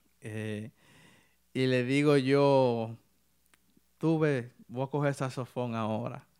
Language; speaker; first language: Spanish; native; Spanish